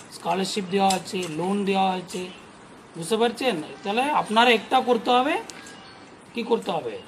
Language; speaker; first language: Bangla; non-native, local second language; Tamil